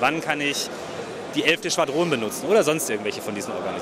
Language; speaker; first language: German; native; German